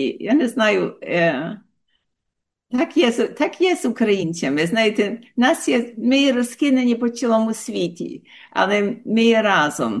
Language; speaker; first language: Ukrainian; early bilingual, heritage; Ukrainian